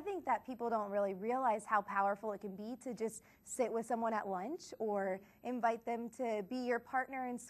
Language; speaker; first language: English; native; English